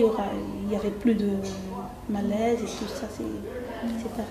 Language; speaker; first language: French; non-native, local second language; Malagasy